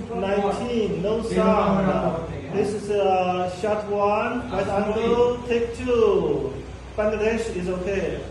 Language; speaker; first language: English; non-native, learner; Bangla